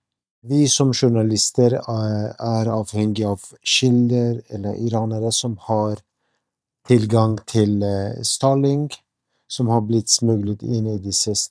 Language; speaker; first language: Norwegian; non-native, fluent; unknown